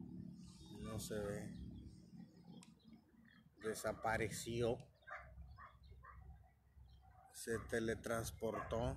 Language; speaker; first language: Spanish; native; Spanish